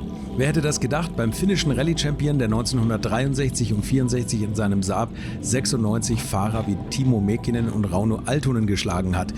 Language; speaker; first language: German; native; German